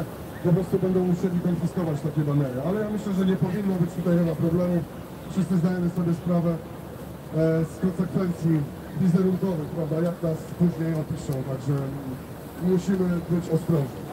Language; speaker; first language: Polish; native; Polish